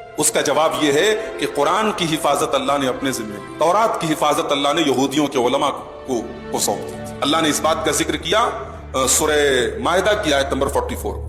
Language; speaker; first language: Urdu; native; Urdu